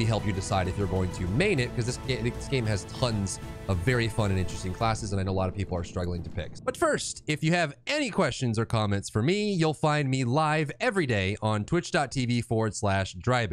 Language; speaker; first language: English; native; English